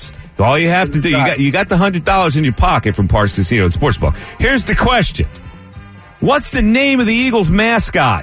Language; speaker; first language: English; native; English